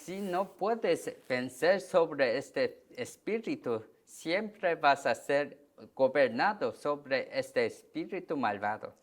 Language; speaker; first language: Spanish; non-native, learner; Korean